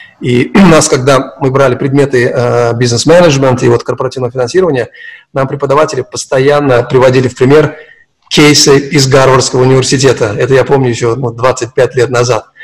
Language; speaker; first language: Russian; non-native, local second language; Uzbek